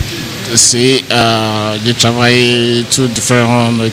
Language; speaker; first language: French; non-native, learner; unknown